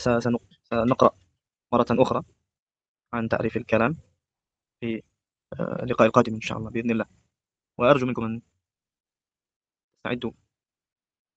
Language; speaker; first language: Arabic; non-native, fluent; Indonesian